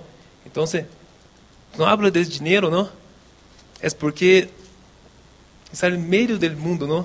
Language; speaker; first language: Spanish; non-native, local second language; Portuguese